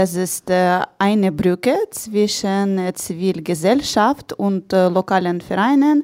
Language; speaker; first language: German; non-native, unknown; Ukrainian